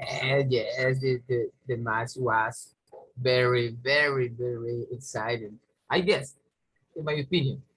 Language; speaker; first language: English; non-native, learner; Spanish